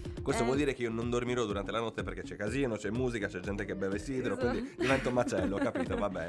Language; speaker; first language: Italian; native; Italian